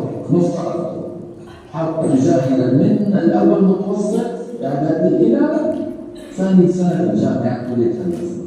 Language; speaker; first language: Arabic; native; Arabic